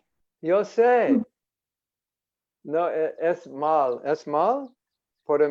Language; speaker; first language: Spanish; non-native, learner; English